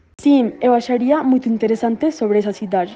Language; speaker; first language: Portuguese; non-native, learner; Spanish